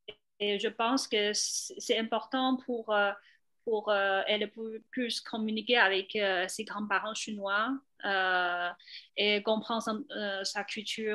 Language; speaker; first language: French; non-native, fluent; Chinese